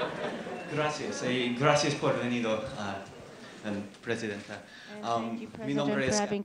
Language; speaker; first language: Spanish; non-native, learner; English